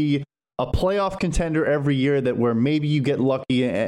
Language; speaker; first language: English; native; English